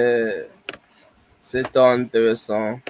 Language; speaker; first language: French; non-native, learner; English